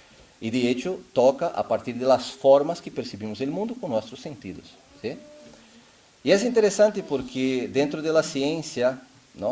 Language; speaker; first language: Spanish; non-native, fluent; Portuguese